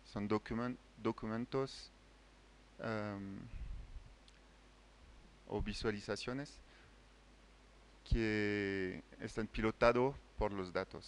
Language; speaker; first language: Spanish; non-native, fluent; French